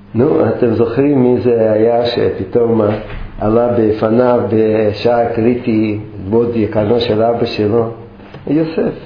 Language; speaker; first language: Hebrew; non-native, fluent; Russian